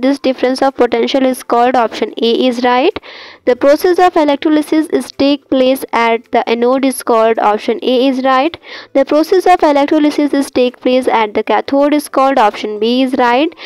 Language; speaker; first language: English; non-native, local second language; Hindi